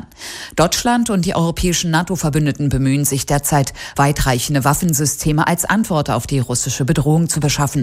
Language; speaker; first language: German; native; German